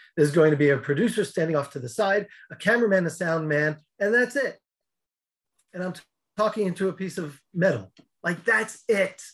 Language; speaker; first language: English; native; English